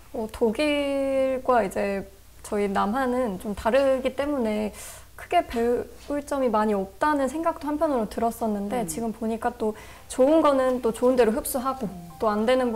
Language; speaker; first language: Korean; native; Korean